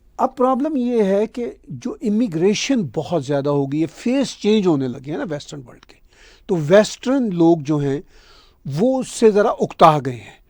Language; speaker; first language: Urdu; native; Urdu